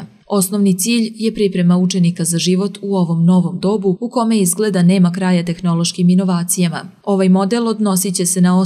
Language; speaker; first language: Serbian; native; Serbian